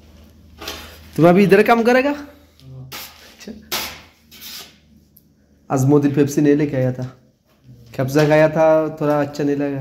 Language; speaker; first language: Hindi; non-native, learner; Bangla